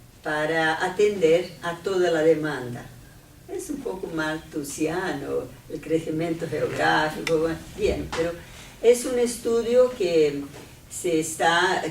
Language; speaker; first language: Spanish; non-native, fluent; Portuguese